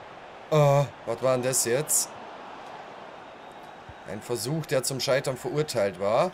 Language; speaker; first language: German; native; German